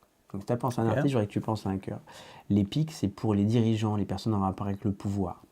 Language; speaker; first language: French; native; French